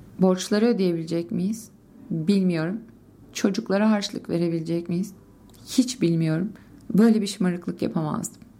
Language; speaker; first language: Turkish; native; Turkish